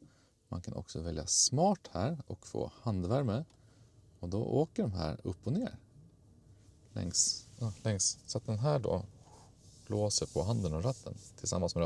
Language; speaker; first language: Swedish; native; Swedish